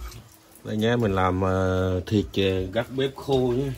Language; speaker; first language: Vietnamese; non-native, local second language; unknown